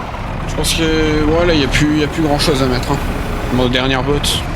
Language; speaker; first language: French; native; French